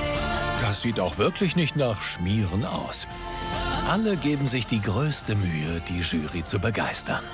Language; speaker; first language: German; native; German